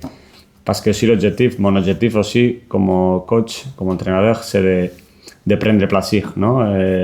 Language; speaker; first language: French; non-native, learner; Spanish